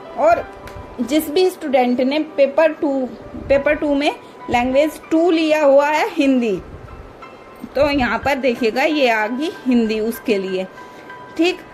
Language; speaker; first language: Hindi; native; Hindi